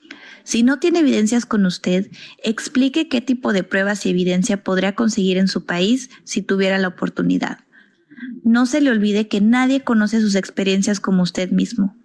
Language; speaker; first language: Spanish; native; Spanish